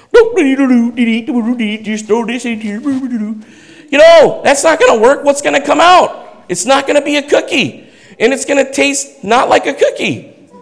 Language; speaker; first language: English; native; English